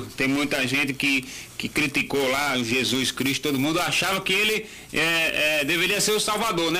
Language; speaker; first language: Portuguese; native; Portuguese